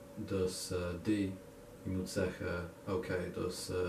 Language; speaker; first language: Dutch; non-native, learner; English